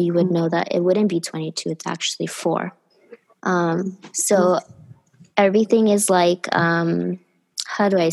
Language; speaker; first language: English; native; English